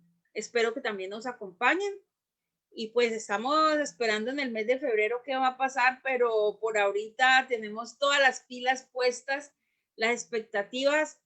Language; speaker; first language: Spanish; native; Spanish